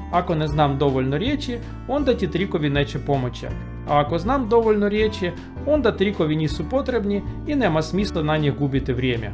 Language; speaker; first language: Croatian; non-native, learner; Russian